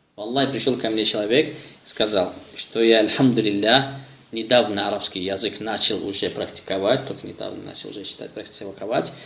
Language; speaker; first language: Russian; non-native, local second language; Azerbaijani